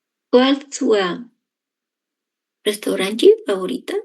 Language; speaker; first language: Portuguese; non-native, learner; Spanish